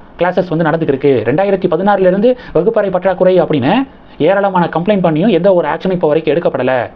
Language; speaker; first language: Tamil; native; Tamil